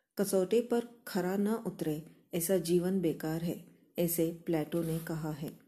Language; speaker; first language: Hindi; non-native, local second language; Kannada